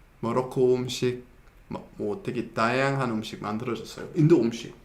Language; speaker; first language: Korean; non-native, fluent; English